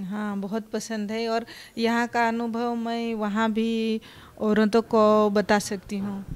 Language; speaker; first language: Hindi; non-native, local second language; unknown